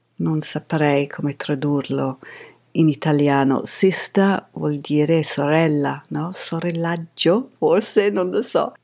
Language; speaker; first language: Italian; non-native, fluent; English